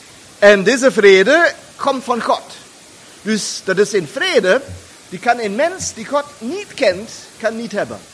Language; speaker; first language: Dutch; non-native, fluent; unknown